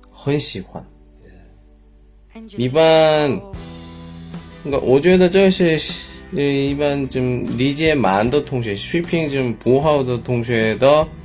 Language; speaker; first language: Chinese; non-native, learner; Korean